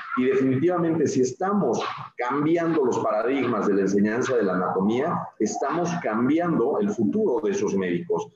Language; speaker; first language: Spanish; native; Spanish